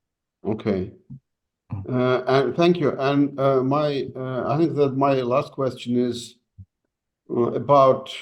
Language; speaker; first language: English; non-native, fluent; Russian